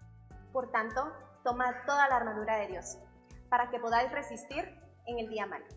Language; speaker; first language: Spanish; native; Spanish